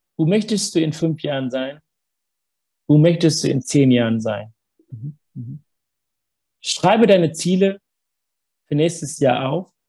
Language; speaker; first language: German; early bilingual, other home language; Tamil